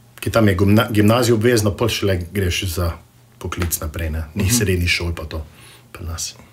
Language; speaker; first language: Slovenian; early bilingual, heritage; Slovenian